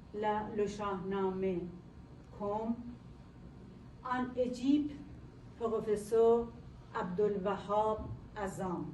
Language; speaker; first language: French; non-native, learner; Persian